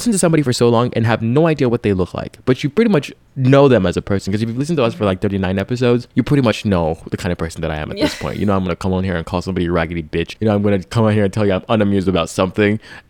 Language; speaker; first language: English; non-native, local second language; Yoruba